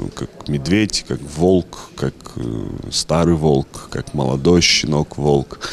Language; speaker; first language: Russian; native; Russian